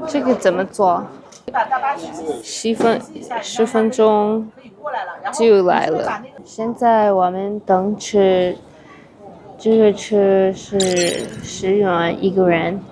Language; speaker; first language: Chinese; non-native, learner; English